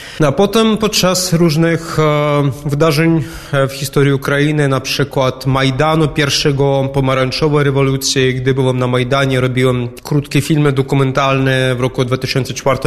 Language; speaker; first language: Polish; non-native, fluent; Ukrainian